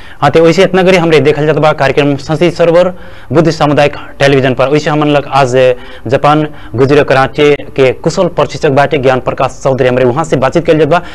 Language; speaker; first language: Bhojpuri; non-native, local second language; Dangaura Tharu